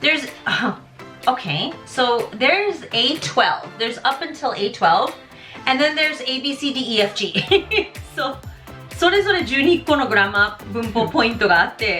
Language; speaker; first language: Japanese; non-native, fluent; English